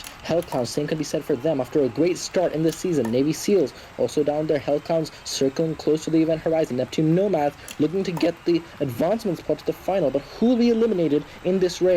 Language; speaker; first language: English; native; English